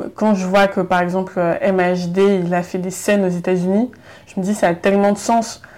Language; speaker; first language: French; native; French